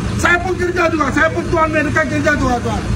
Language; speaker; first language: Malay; non-native, learner; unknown